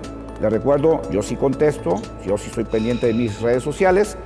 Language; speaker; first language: Spanish; native; Spanish